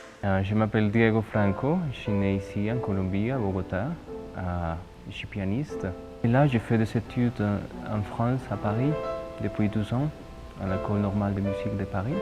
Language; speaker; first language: French; non-native, fluent; Spanish